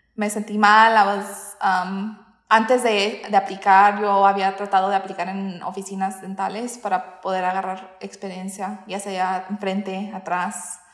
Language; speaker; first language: Spanish; early bilingual, heritage; Spanish